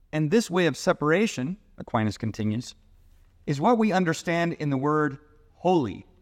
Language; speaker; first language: English; native; English